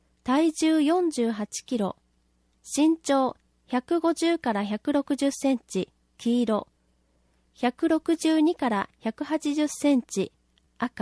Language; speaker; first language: Japanese; native; Japanese